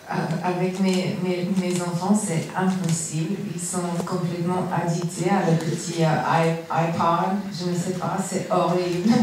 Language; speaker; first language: French; non-native, learner; English